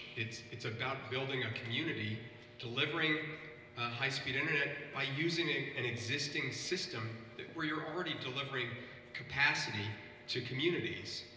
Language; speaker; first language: English; native; English